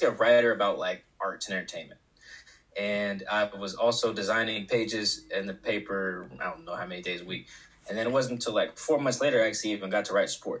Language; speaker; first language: English; native; English